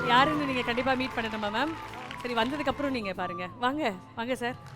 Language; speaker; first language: Tamil; native; Tamil